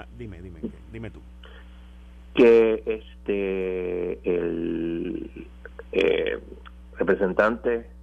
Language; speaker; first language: Spanish; native; Spanish